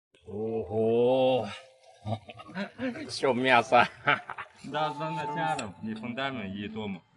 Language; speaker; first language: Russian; non-native, learner; Chinese